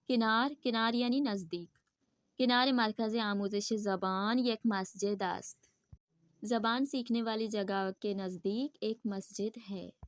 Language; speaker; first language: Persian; non-native, fluent; Urdu